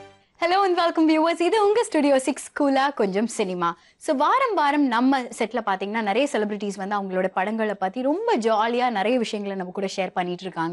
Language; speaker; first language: Tamil; native; Tamil